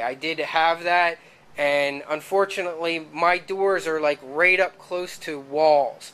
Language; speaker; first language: English; native; English